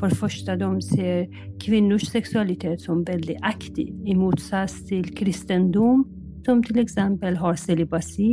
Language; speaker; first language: Swedish; non-native, fluent; Persian